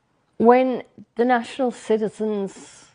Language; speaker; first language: English; native; English